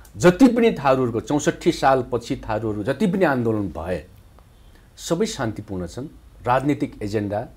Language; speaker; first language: Nepali; non-native, local second language; Dangaura Tharu